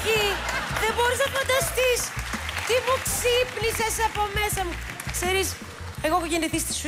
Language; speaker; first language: Greek; early bilingual, heritage; Greek